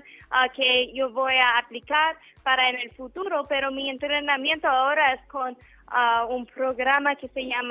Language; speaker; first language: Spanish; non-native, learner; English